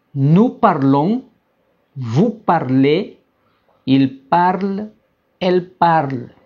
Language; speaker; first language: French; non-native, fluent; Spanish